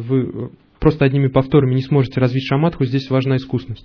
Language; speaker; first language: Russian; native; Russian